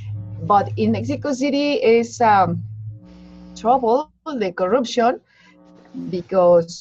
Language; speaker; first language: English; non-native, learner; Spanish